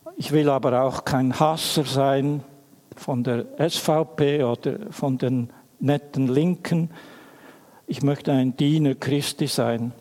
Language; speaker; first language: German; native; German